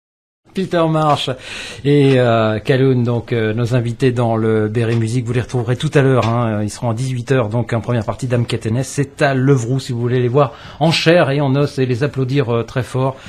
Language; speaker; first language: French; native; French